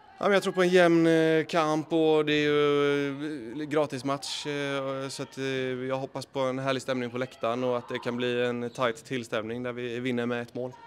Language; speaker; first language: Swedish; native; Swedish